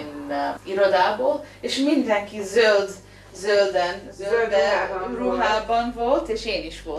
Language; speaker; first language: Hungarian; early bilingual, heritage; English